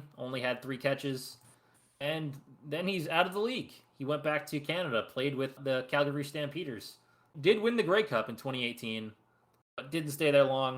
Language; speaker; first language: English; native; English